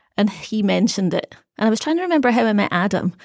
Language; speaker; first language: English; native; English